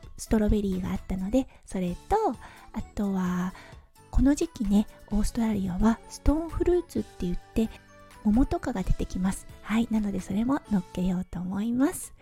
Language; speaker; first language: Japanese; native; Japanese